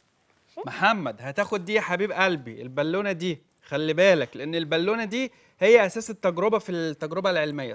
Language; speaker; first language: Arabic; native; Arabic